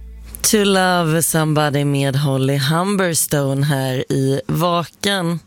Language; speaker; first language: Swedish; native; Swedish